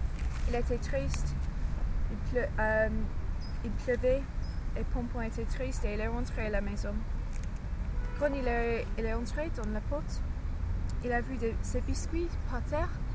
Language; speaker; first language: French; non-native, learner; English